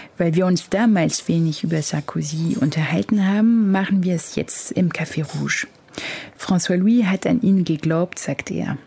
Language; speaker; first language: German; non-native, fluent; French